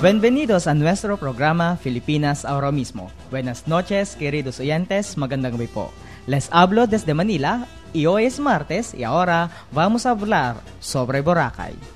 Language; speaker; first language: Spanish; non-native, fluent; Filipino